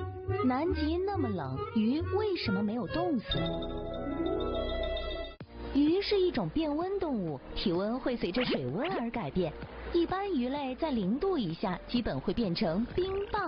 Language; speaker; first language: Chinese; native; Chinese